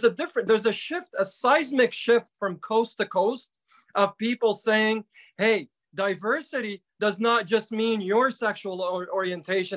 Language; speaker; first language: English; native; English